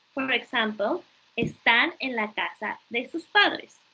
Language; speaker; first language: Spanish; non-native, learner; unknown